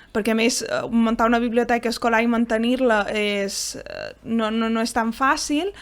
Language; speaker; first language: Catalan; native; Catalan